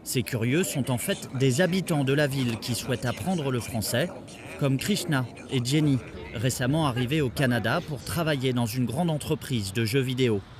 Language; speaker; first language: French; native; French